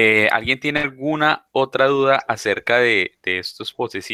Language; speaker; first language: Spanish; native; Spanish